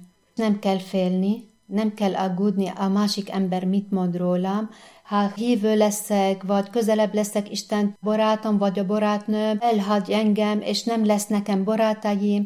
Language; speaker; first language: Hungarian; non-native, fluent; Arabic